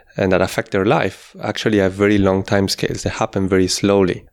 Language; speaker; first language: English; non-native, fluent; Italian